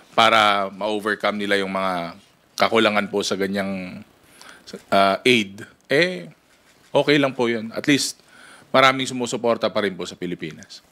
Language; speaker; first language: Filipino; native; Filipino